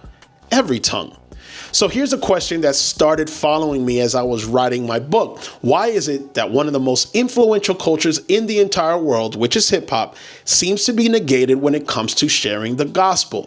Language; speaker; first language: English; native; English